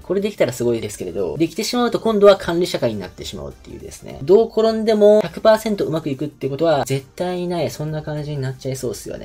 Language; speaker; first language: Japanese; native; Japanese